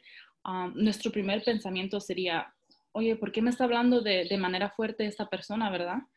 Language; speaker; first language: Spanish; early bilingual, heritage; Spanish